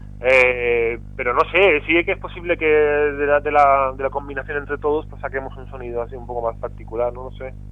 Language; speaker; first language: Spanish; non-native, fluent; Danish